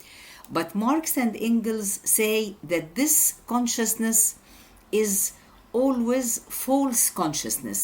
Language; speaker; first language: English; non-native, fluent; Arabic